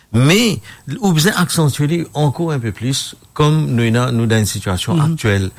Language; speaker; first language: French; non-native, local second language; Morisyen